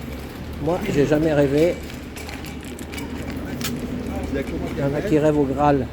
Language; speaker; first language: French; native; French